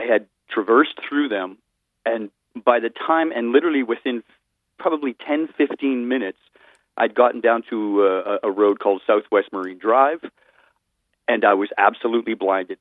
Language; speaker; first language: English; native; English